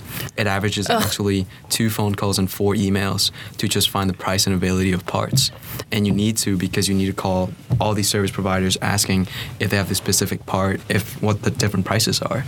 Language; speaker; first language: English; non-native, fluent; Vietnamese